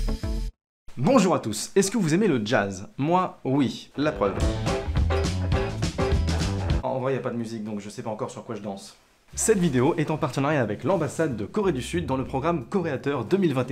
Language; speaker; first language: French; native; French